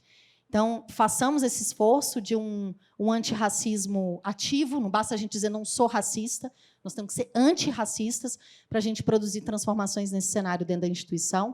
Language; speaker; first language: Portuguese; native; Portuguese